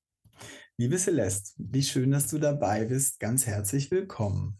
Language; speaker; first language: German; native; German